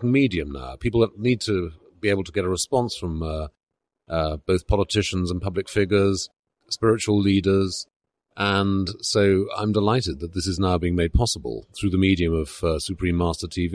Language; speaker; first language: English; native; English